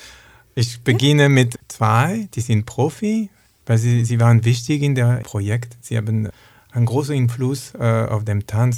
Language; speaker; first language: German; non-native, learner; French